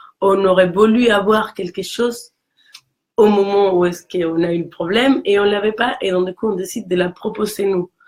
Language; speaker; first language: French; non-native, fluent; Spanish